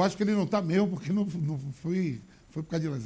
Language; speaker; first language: Portuguese; native; Portuguese